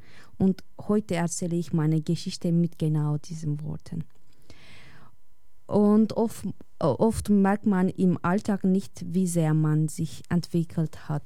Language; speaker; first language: German; non-native, fluent; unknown